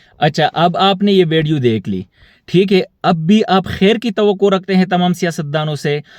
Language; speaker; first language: Urdu; non-native, local second language; Pashto